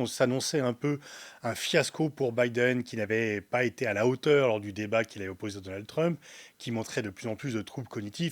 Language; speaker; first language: French; native; French